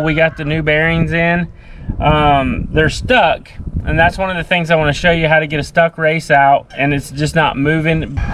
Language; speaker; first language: English; native; English